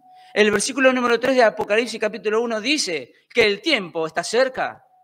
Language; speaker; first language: Spanish; native; Spanish